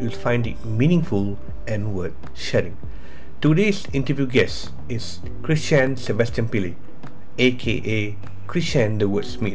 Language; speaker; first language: English; non-native, local second language; Tamil